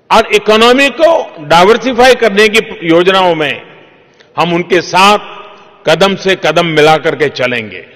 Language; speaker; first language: Hindi; non-native, local second language; Gujarati